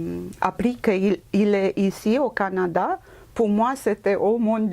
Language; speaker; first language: French; non-native, fluent; Romanian